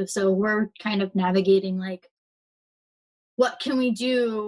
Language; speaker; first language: English; native; English